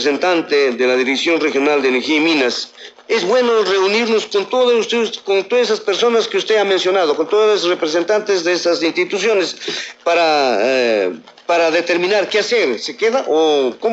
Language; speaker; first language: Spanish; native; Spanish